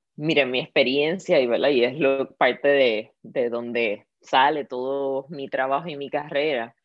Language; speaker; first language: Spanish; native; Spanish